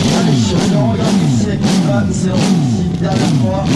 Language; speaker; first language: French; native; French